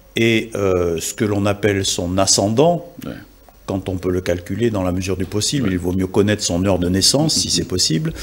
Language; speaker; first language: French; native; French